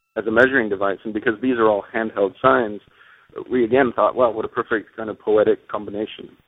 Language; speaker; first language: English; native; English